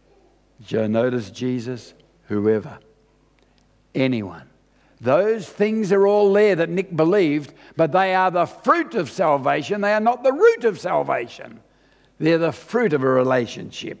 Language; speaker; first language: English; native; English